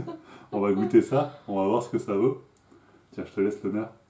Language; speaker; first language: French; native; French